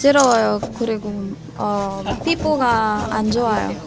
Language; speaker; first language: Korean; non-native, learner; Filipino